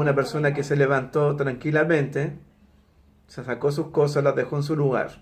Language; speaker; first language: Spanish; native; Spanish